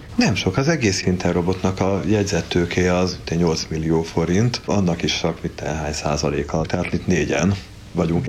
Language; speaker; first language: Hungarian; native; Hungarian